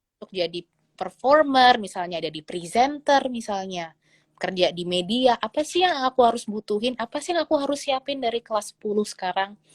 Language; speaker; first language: Indonesian; native; Indonesian